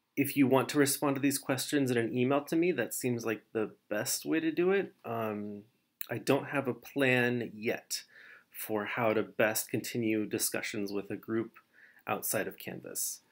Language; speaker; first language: English; native; English